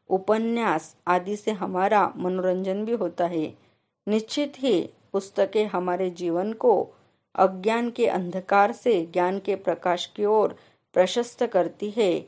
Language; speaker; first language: Hindi; non-native, local second language; Marathi